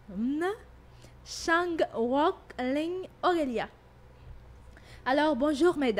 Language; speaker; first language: French; native; French